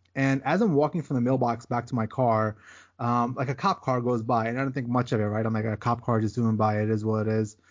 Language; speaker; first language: English; early bilingual, other home language; Urdu